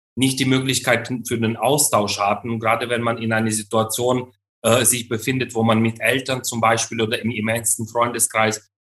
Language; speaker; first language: German; non-native, fluent; Ukrainian